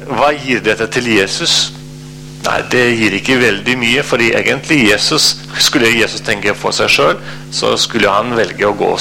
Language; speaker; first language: Norwegian; non-native, fluent; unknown